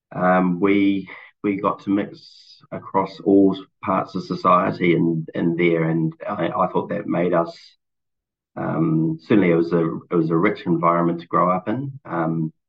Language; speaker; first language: English; native; English